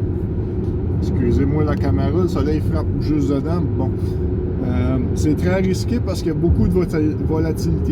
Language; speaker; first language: French; native; French